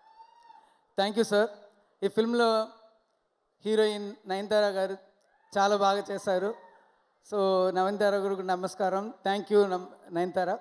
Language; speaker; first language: Telugu; non-native, learner; Tamil